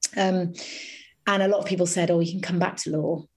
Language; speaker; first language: English; native; English